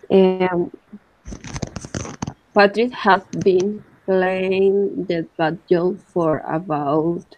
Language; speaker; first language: English; non-native, learner; Spanish